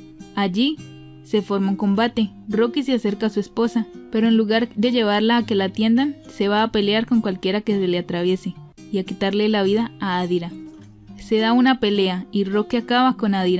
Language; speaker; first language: Spanish; native; Spanish